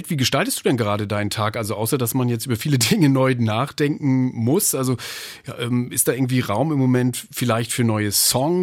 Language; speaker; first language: German; native; German